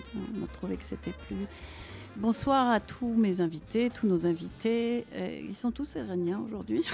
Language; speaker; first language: French; non-native, fluent; Arabic